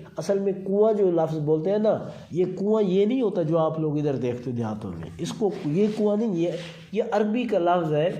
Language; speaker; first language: Urdu; non-native, local second language; Saraiki